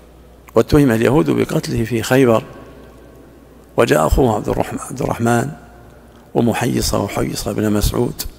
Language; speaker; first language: Arabic; native; Arabic